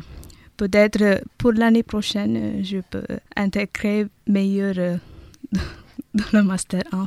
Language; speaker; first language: French; non-native, learner; Tamil